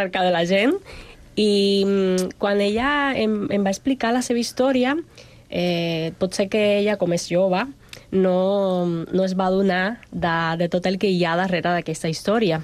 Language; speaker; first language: Catalan; non-native, fluent; Spanish